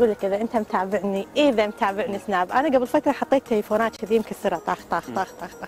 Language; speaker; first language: Arabic; native; Arabic